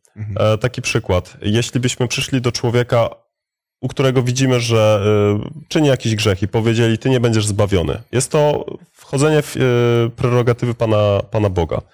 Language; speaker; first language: Polish; native; Polish